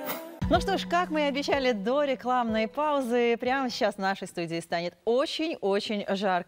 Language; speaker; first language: Russian; native; Russian